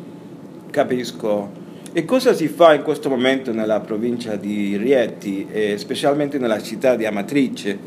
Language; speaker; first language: Italian; non-native, learner; Spanish